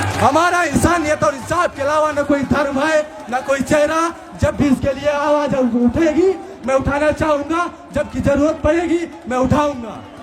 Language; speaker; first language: Hindi; native; Hindi